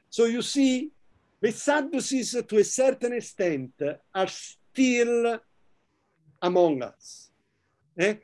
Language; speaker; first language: English; non-native, fluent; Italian